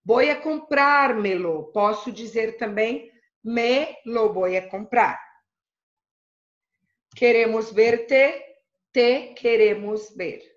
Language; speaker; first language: Spanish; non-native, fluent; Portuguese